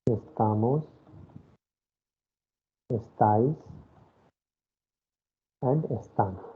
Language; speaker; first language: Spanish; non-native, fluent; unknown